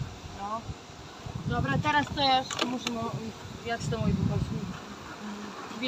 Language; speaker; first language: Polish; non-native, learner; Croatian